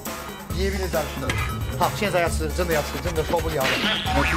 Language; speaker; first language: Chinese; non-native, fluent; Turkish